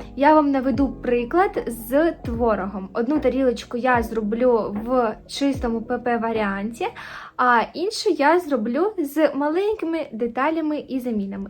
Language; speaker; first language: Ukrainian; non-native, local second language; Russian